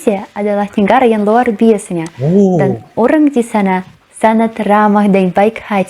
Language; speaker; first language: Indonesian; non-native, fluent; Russian